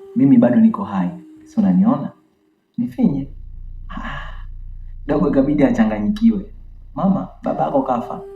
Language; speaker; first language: Swahili; native; Swahili